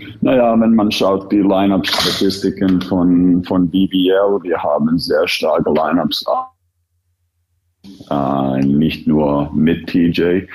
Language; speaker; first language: German; non-native, fluent; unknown